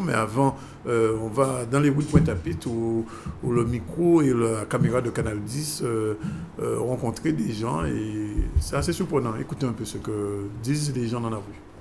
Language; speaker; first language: French; native; French